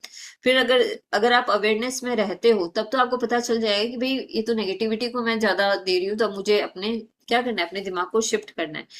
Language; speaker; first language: Hindi; native; Hindi